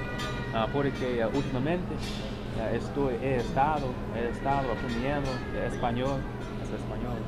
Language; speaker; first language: Spanish; non-native, learner; English